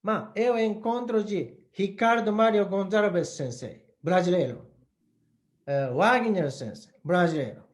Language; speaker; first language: Portuguese; non-native, learner; Japanese